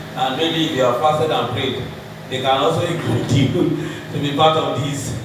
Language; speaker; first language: English; non-native, local second language; Yoruba